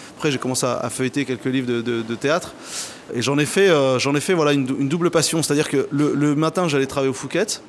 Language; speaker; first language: French; early bilingual, other home language; Arabic